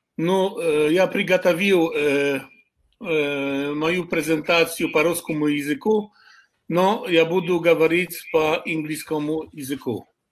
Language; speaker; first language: Russian; non-native, learner; Polish